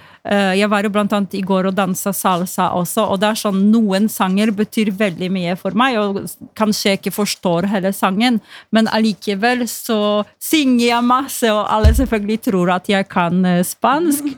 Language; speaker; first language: Norwegian; non-native, fluent; Polish